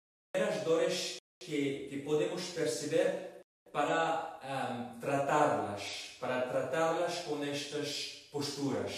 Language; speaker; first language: Portuguese; non-native, fluent; French